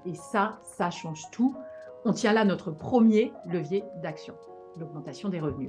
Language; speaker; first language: French; native; French